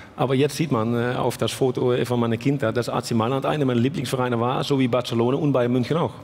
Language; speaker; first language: German; non-native, local second language; Swiss German